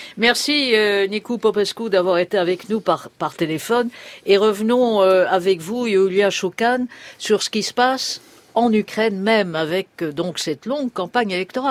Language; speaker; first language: French; native; French